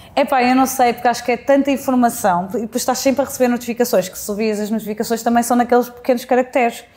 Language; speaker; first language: Portuguese; native; Portuguese